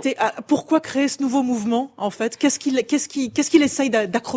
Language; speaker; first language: French; native; French